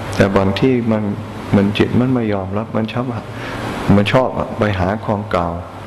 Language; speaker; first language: Thai; non-native, fluent; English